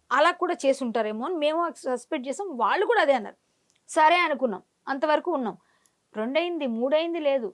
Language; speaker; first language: Telugu; native; Telugu